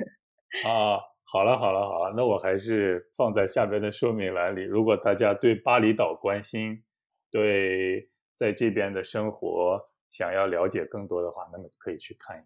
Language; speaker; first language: Chinese; native; Chinese